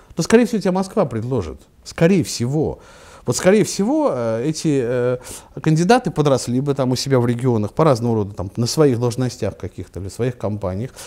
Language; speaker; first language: Russian; native; Russian